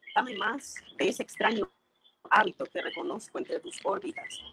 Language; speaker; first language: Spanish; native; Spanish